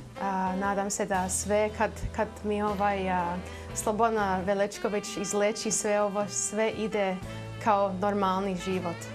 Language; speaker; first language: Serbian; early bilingual, heritage; Serbian